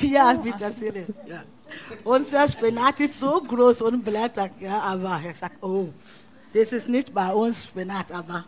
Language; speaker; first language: German; non-native, learner; Akan